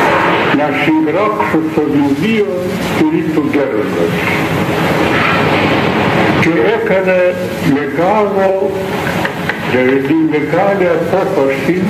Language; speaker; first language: Greek; non-native, fluent; Russian